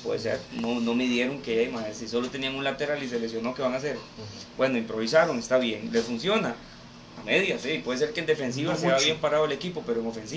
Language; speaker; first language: Spanish; native; Spanish